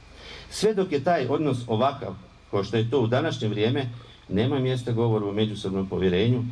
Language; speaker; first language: Croatian; native; Croatian